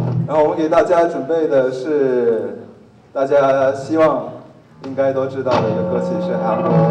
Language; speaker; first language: Chinese; non-native, fluent; Korean